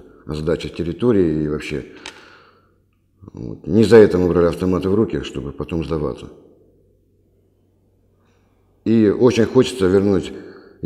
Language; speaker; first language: Russian; native; Russian